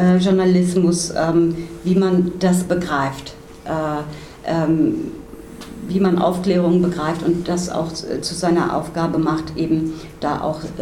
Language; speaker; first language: German; native; German